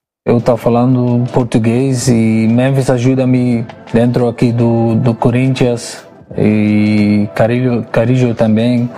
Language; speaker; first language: Portuguese; non-native, learner; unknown